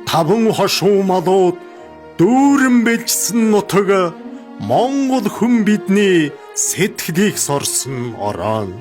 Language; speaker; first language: Mongolian; non-native, local second language; Kazakh